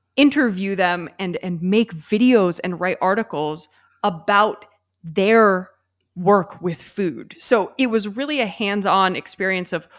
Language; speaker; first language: English; native; English